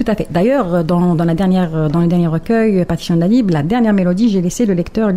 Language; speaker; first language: French; non-native, local second language; Arabic